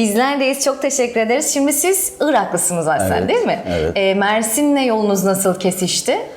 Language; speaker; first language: Turkish; native; Turkish